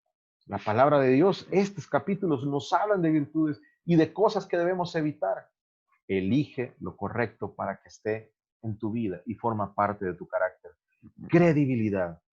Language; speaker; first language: Spanish; native; Spanish